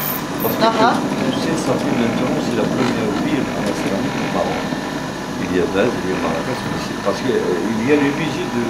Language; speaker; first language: French; non-native, local second language; Arabic